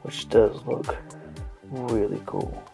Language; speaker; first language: English; native; English